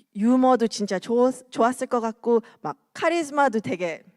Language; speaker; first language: Korean; early bilingual, heritage; Korean